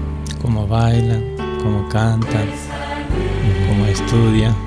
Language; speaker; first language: Spanish; non-native, fluent; Korean